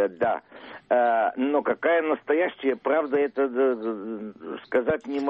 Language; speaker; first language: Russian; early bilingual, heritage; Russian